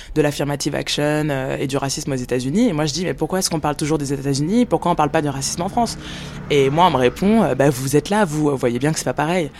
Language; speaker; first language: French; native; French